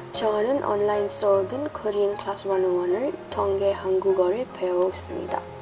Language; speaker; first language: Korean; non-native, learner; English